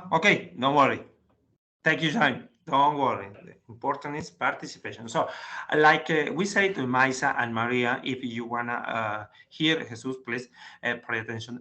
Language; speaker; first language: English; non-native, learner; Spanish